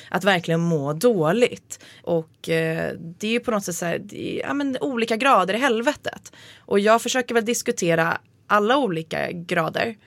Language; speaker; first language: Swedish; native; Swedish